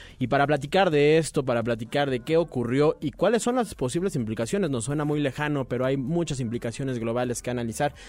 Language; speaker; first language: Spanish; native; Spanish